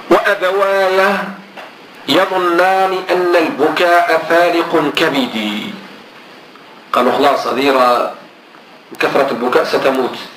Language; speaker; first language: Arabic; native; Arabic